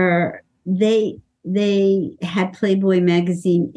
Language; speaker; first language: English; native; English